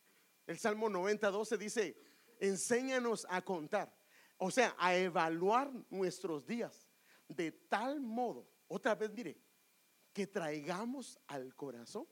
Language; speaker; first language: Spanish; native; Spanish